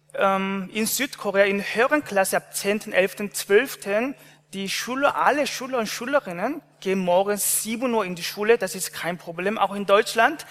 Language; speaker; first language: German; non-native, fluent; Korean